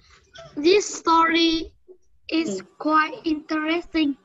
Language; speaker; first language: English; non-native, learner; Vietnamese